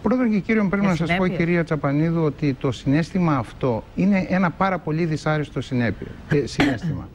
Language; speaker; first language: Greek; native; Greek